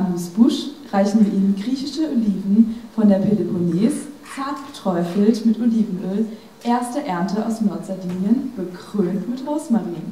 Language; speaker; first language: German; native; German